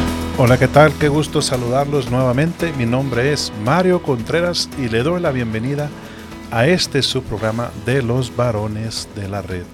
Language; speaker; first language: Spanish; native; Spanish